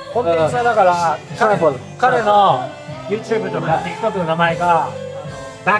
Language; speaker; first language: Japanese; native; Japanese